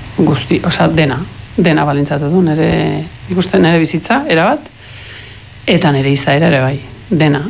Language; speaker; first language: Basque; early bilingual, heritage; Spanish